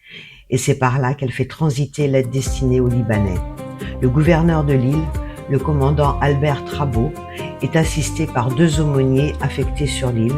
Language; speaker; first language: French; native; French